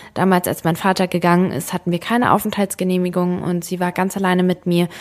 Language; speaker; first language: German; early bilingual, other home language; Serbian